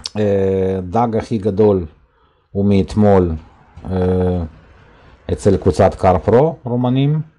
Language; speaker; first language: Hebrew; non-native, fluent; Russian